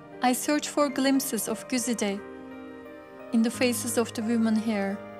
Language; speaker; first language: English; non-native, fluent; Turkish